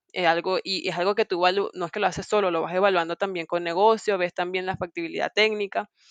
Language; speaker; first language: Spanish; native; Spanish